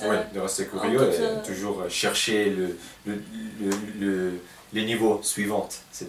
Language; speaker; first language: French; non-native, fluent; Russian